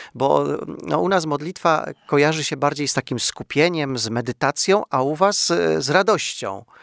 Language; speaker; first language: Polish; native; Polish